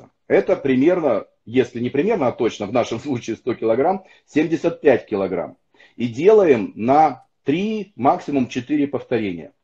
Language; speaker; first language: Russian; native; Russian